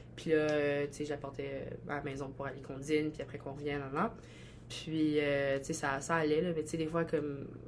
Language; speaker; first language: French; early bilingual, other home language; Albanian